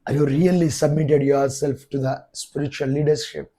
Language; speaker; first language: English; non-native, local second language; Telugu